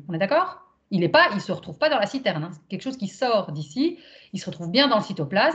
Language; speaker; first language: French; native; French